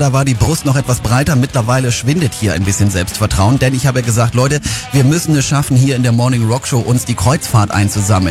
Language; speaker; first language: German; native; German